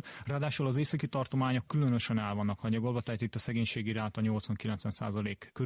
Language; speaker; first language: Hungarian; native; Hungarian